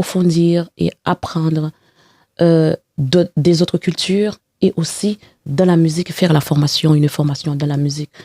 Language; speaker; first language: French; non-native, local second language; Haitian Creole